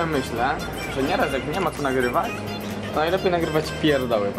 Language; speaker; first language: Polish; native; Polish